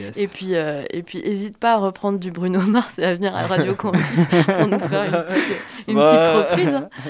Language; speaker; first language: French; native; French